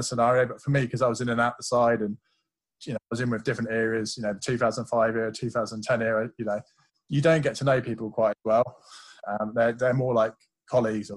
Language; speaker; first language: English; native; English